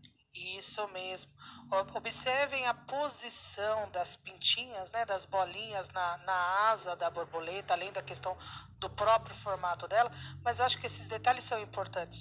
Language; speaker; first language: Portuguese; native; Portuguese